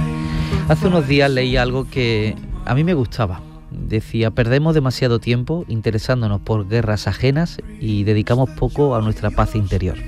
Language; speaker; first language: Spanish; native; Spanish